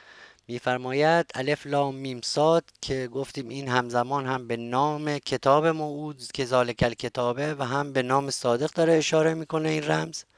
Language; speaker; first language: Persian; native; Persian